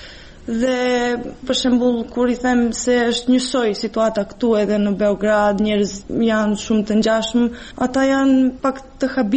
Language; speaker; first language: Albanian; non-native, fluent; Serbian